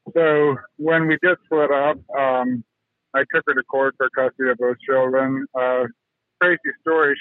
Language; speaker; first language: English; native; English